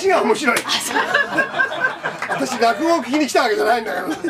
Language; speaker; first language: Japanese; native; Japanese